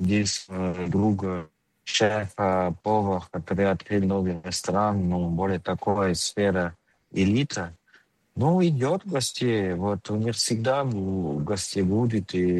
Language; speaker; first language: Russian; non-native, fluent; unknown